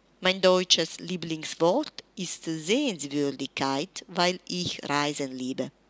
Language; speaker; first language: German; non-native, fluent; Italian